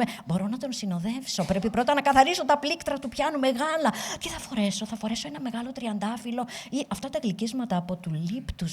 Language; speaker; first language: Greek; native; Greek